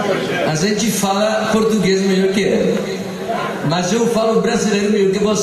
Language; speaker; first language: Portuguese; non-native, learner; Spanish